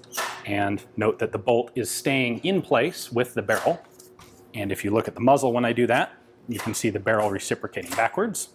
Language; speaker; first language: English; native; English